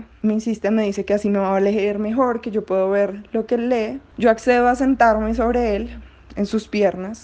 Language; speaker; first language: Spanish; native; Spanish